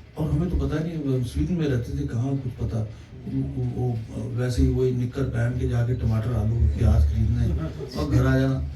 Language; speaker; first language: Hindi; early bilingual, heritage; Hindi